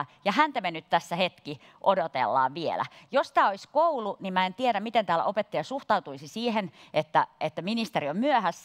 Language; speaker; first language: Finnish; native; Finnish